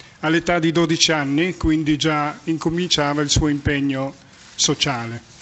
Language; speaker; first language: Italian; native; Italian